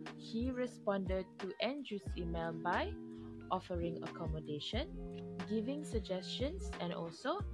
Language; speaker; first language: English; non-native, local second language; Malay